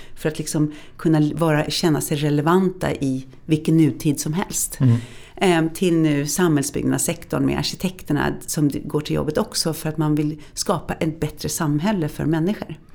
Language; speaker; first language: Swedish; native; Swedish